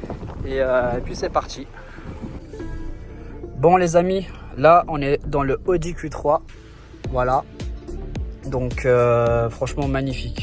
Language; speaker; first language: French; native; French